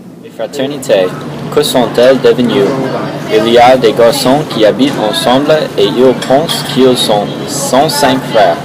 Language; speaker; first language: French; non-native, learner; English